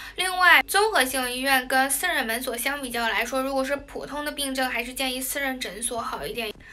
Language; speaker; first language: Chinese; native; Chinese